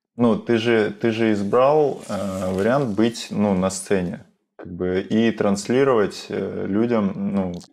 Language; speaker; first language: Russian; native; Russian